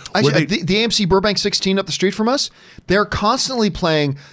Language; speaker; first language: English; native; English